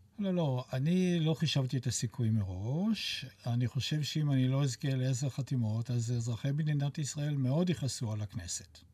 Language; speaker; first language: Hebrew; native; Hebrew